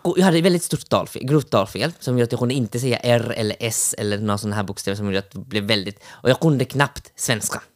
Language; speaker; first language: Swedish; early bilingual, other home language; Finnish